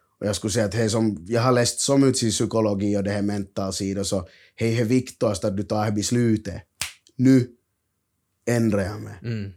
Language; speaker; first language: Swedish; native; Swedish